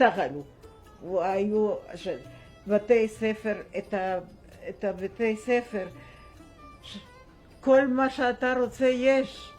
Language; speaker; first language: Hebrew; non-native, fluent; Arabic